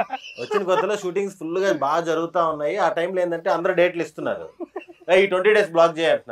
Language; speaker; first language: Telugu; native; Telugu